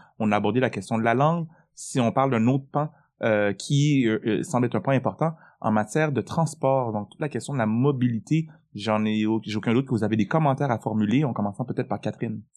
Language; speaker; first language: French; native; French